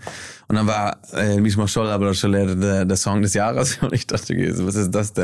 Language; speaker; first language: German; early bilingual, heritage; German